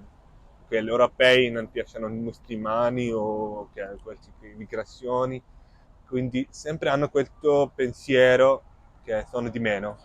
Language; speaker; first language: Italian; non-native, fluent; Arabic